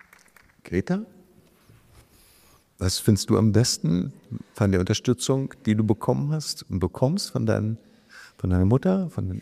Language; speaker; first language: German; native; German